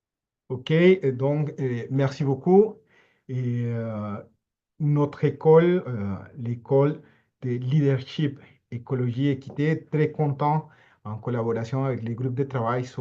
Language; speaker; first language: French; non-native, fluent; Spanish